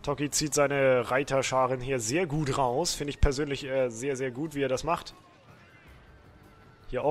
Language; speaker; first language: German; native; German